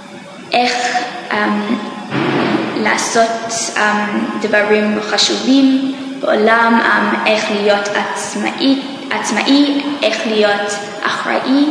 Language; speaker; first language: Hebrew; non-native, learner; English